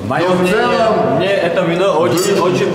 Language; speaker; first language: Russian; non-native, learner; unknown